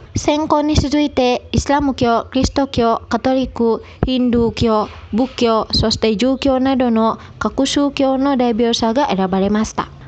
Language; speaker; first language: Japanese; non-native, fluent; Indonesian